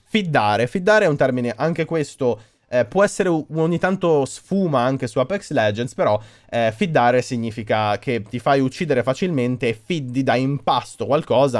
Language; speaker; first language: Italian; native; Italian